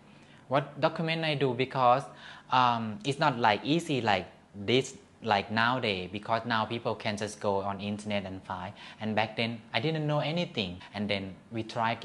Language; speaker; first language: English; non-native, learner; Thai